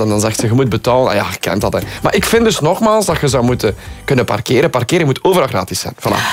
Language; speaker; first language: Dutch; native; Dutch